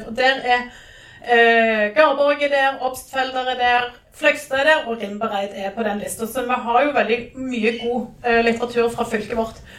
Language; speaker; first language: Norwegian; native; Norwegian